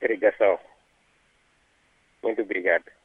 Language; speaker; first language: Portuguese; non-native, local second language; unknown